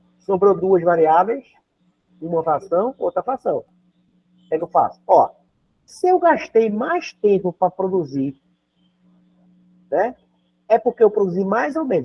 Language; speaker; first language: Portuguese; native; Portuguese